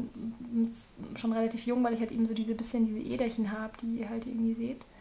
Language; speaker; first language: German; native; German